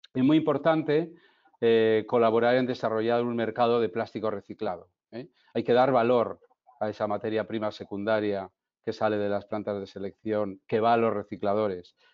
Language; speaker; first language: Spanish; native; Spanish